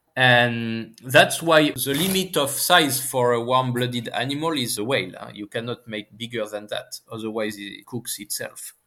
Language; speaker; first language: English; non-native, fluent; French